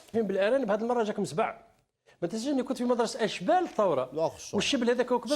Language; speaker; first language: Arabic; native; Arabic